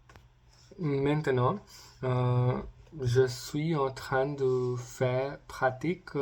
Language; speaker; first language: French; non-native, learner; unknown